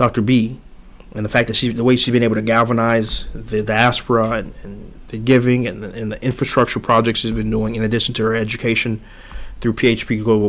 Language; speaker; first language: English; early bilingual, other home language; Haitian Creole